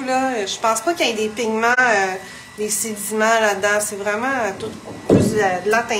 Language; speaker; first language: French; native; French